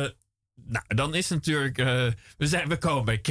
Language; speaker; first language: Dutch; native; Dutch